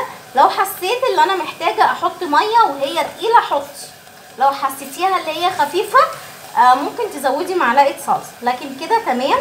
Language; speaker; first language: Arabic; native; Arabic